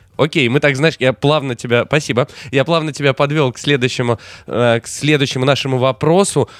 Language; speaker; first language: Russian; native; Russian